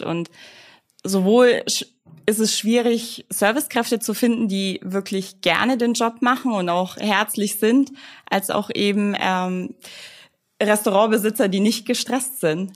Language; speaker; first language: German; native; German